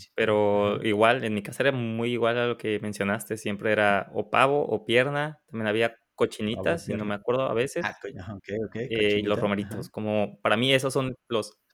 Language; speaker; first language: Spanish; native; Spanish